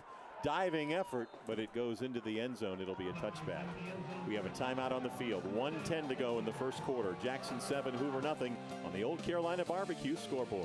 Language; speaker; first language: English; native; English